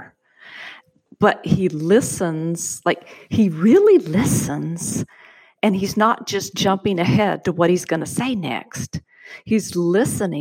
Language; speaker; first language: English; native; English